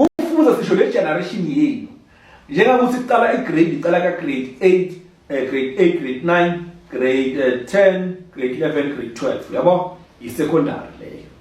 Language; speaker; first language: Zulu; non-native, local second language; Swati